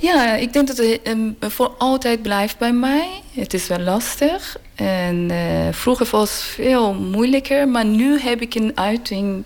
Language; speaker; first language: Dutch; non-native, learner; Persian